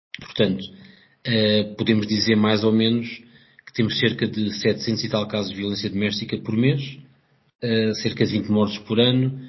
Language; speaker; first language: Portuguese; native; Portuguese